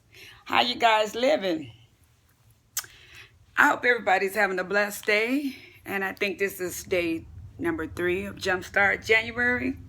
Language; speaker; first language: English; native; English